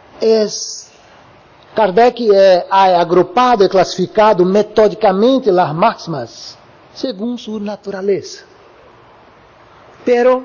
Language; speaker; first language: Spanish; non-native, learner; Portuguese